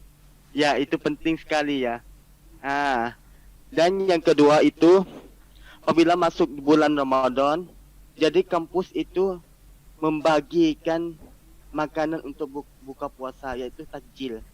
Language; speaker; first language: Indonesian; non-native, learner; Malay